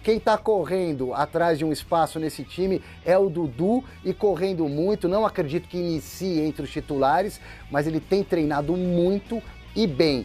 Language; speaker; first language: Portuguese; native; Portuguese